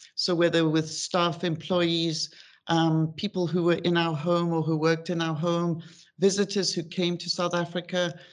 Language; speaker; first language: English; native; English